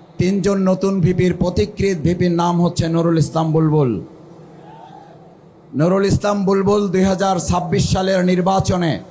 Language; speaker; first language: Bangla; native; Bangla